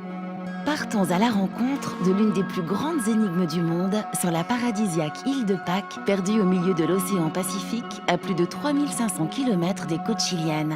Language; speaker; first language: French; native; French